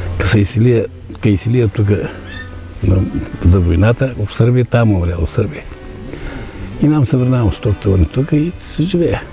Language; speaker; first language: Macedonian; non-native, local second language; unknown